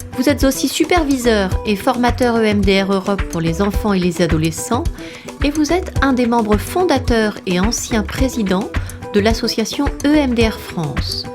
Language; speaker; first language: French; native; French